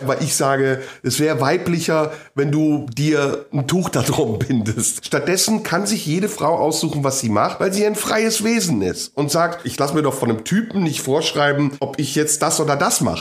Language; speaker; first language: German; native; German